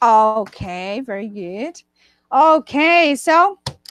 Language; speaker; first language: English; non-native, fluent; Spanish